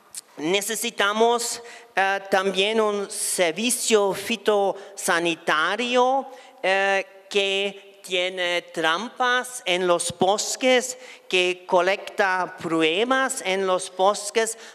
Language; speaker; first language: Spanish; non-native, fluent; German